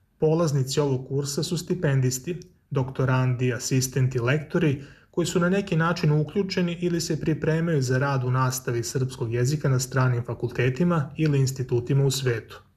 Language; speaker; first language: Serbian; native; Serbian